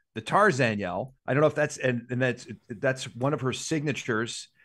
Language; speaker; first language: English; native; English